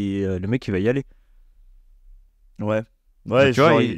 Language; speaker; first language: French; native; French